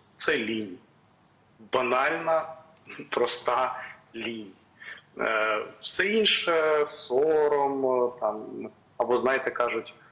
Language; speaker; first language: Ukrainian; non-native, local second language; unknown